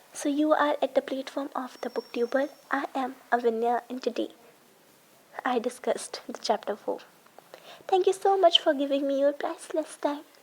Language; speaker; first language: English; non-native, local second language; Hindi